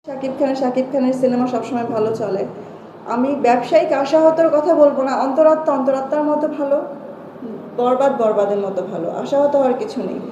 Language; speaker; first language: Bangla; early bilingual, heritage; Bangla